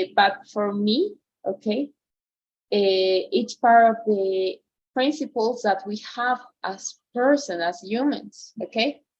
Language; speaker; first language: English; non-native, fluent; Spanish